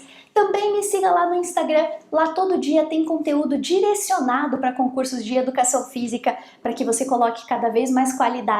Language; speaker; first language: Portuguese; native; Portuguese